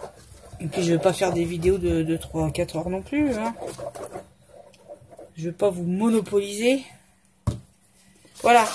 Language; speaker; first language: French; native; French